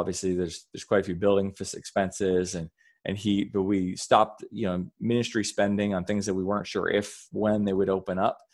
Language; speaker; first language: English; native; English